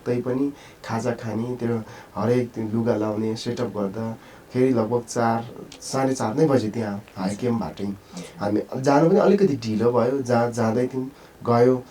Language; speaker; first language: Nepali; non-native, local second language; Sherpa